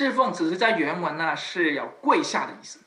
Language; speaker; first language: Chinese; native; Chinese